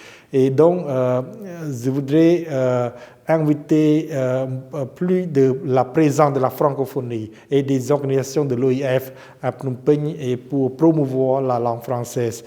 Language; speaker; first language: French; non-native, fluent; Khmer